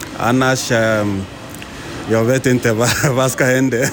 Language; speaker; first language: Swedish; non-native, learner; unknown